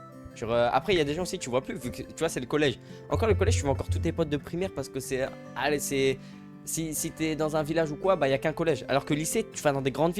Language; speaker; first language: French; native; French